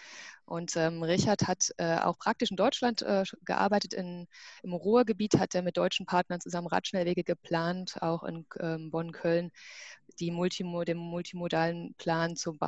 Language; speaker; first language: German; native; German